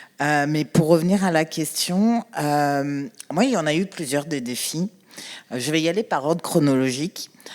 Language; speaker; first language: French; native; French